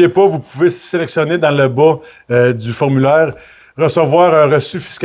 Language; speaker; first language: French; native; French